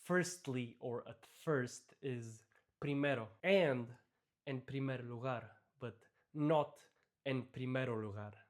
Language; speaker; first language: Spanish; non-native, fluent; English